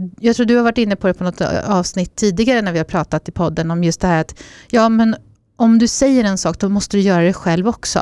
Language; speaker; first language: Swedish; native; Swedish